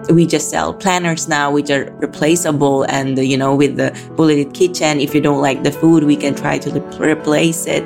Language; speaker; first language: English; non-native, local second language; Filipino